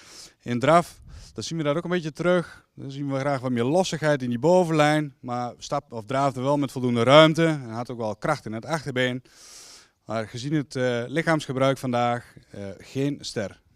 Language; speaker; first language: Dutch; native; Dutch